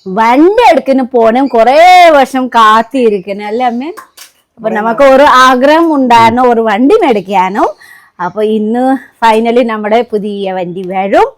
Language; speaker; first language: Malayalam; non-native, learner; Nepali